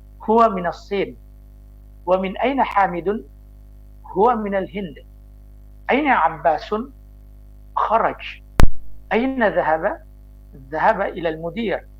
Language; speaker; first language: Arabic; non-native, fluent; Indonesian